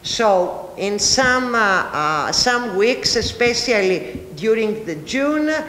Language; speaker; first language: English; non-native, fluent; Greek